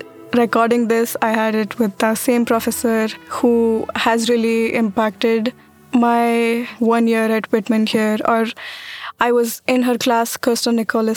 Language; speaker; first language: English; non-native, local second language; Marathi